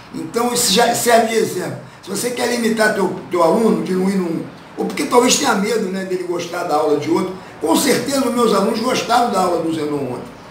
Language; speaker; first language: Portuguese; native; Portuguese